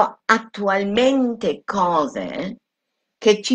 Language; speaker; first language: Italian; non-native, fluent; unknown